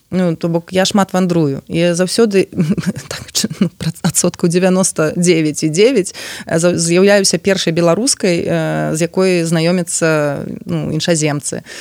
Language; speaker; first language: Belarusian; non-native, local second language; Russian